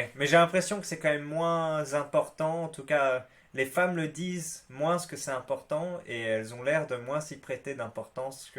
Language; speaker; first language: French; native; French